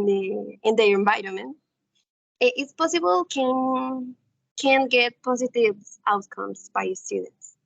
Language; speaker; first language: English; non-native, learner; Spanish